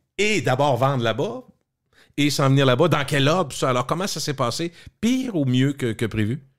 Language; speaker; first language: French; native; French